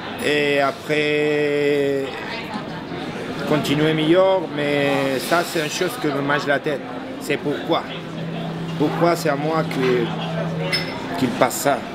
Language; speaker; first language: French; non-native, learner; Spanish